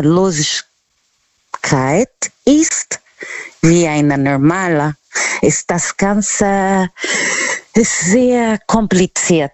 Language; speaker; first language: German; non-native, learner; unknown